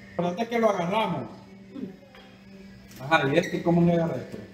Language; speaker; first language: Spanish; native; Spanish